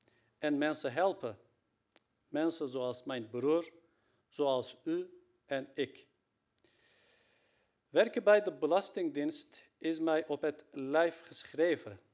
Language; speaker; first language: Dutch; non-native, fluent; Turkish